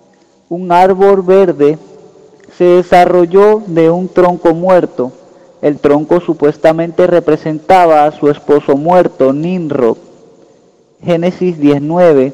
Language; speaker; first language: Spanish; native; Spanish